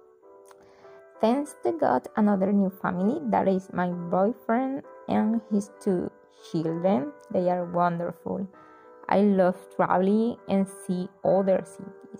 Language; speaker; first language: English; non-native, learner; Spanish